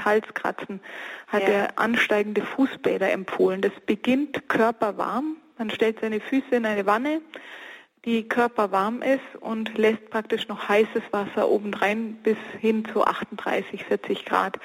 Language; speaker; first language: German; native; German